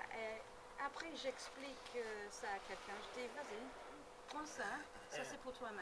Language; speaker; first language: French; non-native, learner; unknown